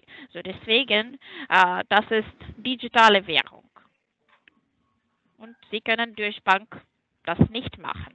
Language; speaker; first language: German; non-native, fluent; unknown